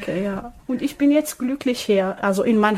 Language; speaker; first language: German; non-native, learner; Arabic